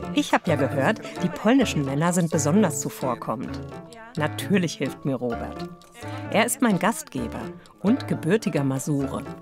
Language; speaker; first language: German; native; German